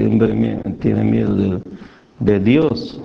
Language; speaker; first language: Spanish; non-native, fluent; Persian